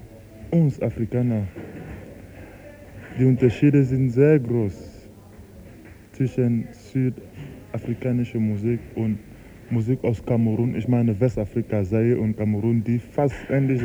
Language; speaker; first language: German; non-native, fluent; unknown